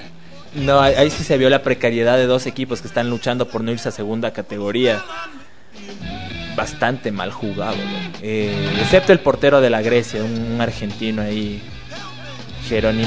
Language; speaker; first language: Spanish; native; Spanish